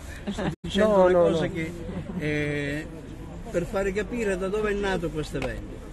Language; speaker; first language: Italian; native; Italian